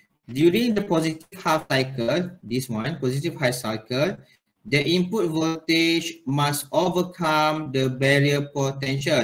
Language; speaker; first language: English; non-native, local second language; Malay